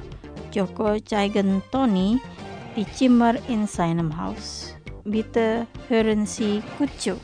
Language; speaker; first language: German; non-native, fluent; Indonesian